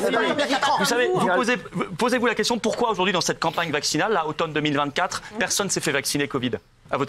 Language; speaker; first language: French; native; French